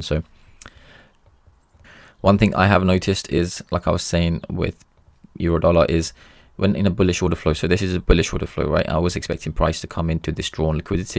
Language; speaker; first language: English; native; English